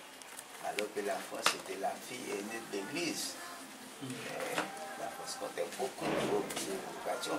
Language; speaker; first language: French; non-native, local second language; Haitian Creole